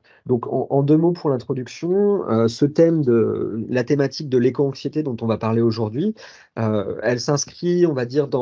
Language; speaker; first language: French; native; French